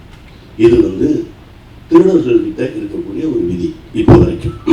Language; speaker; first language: Tamil; native; Tamil